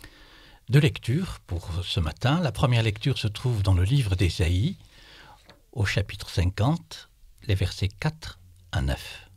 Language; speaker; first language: French; native; French